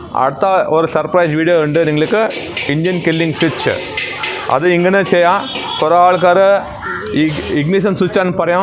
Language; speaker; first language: Malayalam; non-native, fluent; Tamil